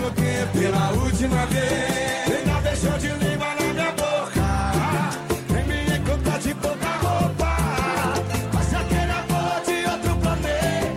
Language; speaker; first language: Portuguese; native; Portuguese